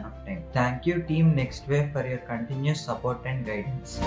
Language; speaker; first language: English; non-native, local second language; Telugu